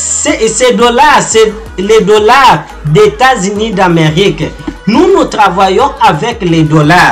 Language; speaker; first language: French; non-native, learner; Portuguese